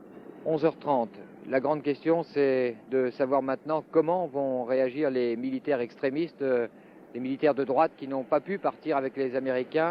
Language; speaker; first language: French; native; French